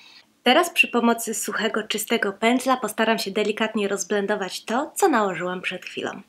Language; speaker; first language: Polish; native; Polish